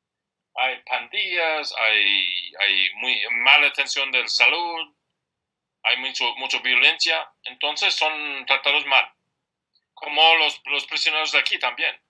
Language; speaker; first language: Spanish; non-native, fluent; English